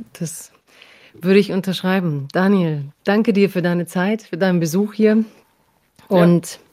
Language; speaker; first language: German; early bilingual, other home language; Croatian